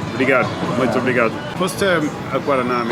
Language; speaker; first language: Portuguese; non-native, learner; English